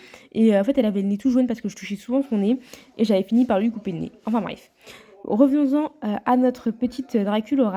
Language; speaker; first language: French; native; French